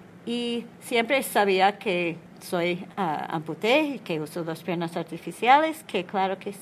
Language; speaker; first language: Spanish; non-native, learner; English